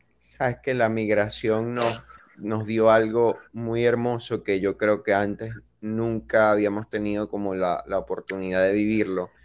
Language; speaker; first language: Spanish; native; Spanish